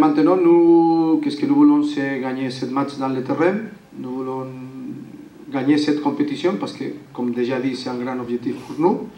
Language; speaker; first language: French; non-native, learner; Spanish